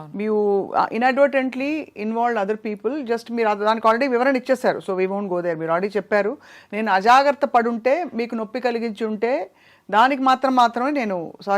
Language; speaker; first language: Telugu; native; Telugu